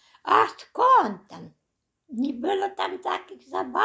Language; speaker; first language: Polish; non-native, local second language; Belarusian